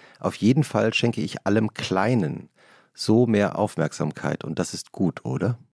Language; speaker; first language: German; native; German